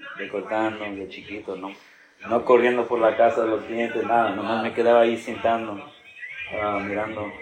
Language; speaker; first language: Spanish; early bilingual, heritage; Spanish